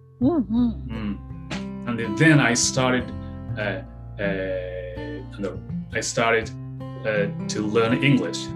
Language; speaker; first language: English; non-native, fluent; Japanese